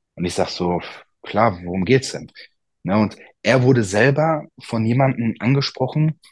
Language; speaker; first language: German; native; German